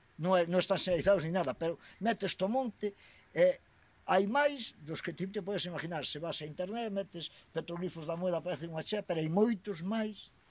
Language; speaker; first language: Galician; native; Galician